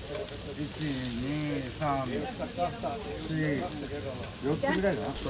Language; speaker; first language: Japanese; native; Japanese